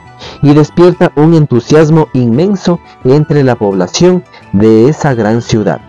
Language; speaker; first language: Spanish; native; Spanish